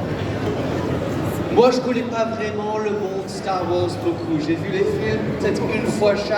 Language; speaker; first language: French; non-native, fluent; English